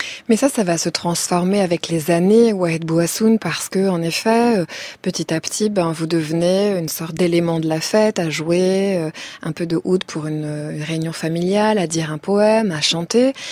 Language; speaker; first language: French; native; French